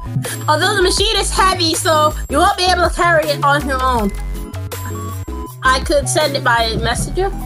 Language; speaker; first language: English; native; English